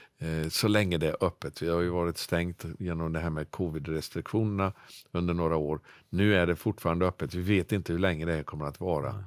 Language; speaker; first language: Swedish; native; Swedish